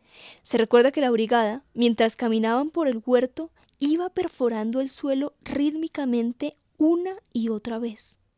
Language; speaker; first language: Spanish; native; Spanish